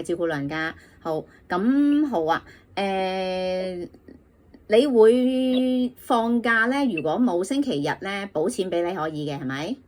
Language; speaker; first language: Cantonese; native; Cantonese